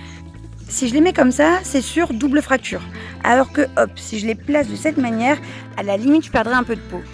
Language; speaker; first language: French; native; French